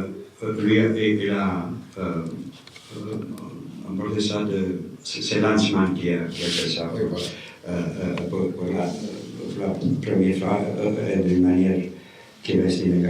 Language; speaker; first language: French; non-native, fluent; Romanian